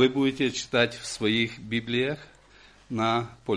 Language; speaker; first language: Polish; non-native, learner; Ukrainian